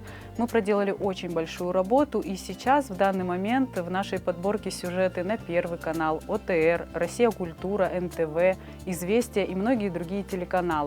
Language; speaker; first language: Russian; native; Russian